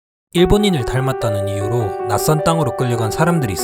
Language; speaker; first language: Korean; native; Korean